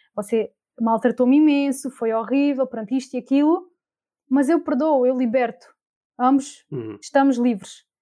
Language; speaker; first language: Portuguese; native; Portuguese